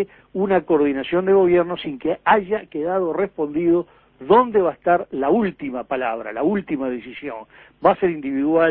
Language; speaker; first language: Spanish; native; Spanish